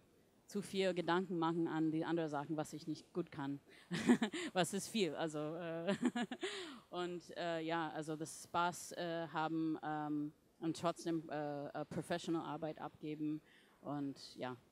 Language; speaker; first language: German; non-native, fluent; English